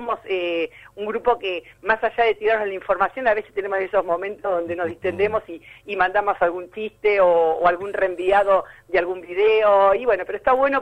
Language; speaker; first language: Spanish; native; Spanish